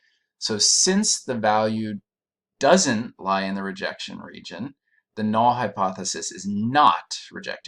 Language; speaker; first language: English; native; English